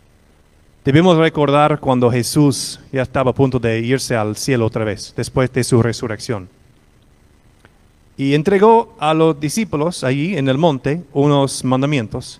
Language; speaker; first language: Spanish; non-native, fluent; English